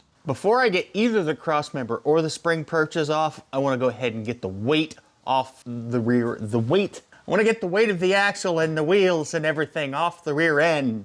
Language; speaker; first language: English; native; English